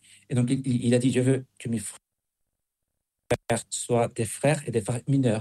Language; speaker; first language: French; non-native, fluent; Spanish